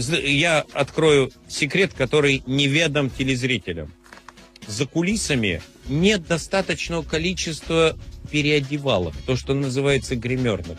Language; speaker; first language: Russian; native; Russian